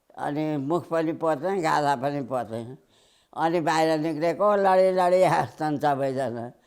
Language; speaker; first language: Nepali; early bilingual, heritage; Nepali